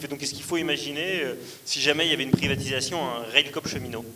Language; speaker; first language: French; native; French